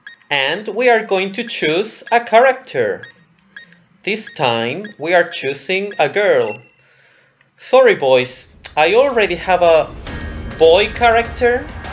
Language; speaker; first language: English; non-native, fluent; Spanish